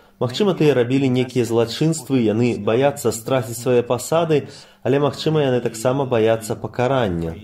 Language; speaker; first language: Belarusian; native; Belarusian